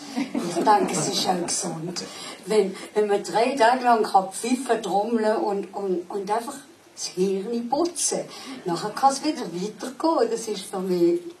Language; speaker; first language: German; non-native, local second language; Swiss German